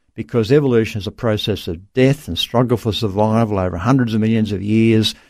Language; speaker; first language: English; native; English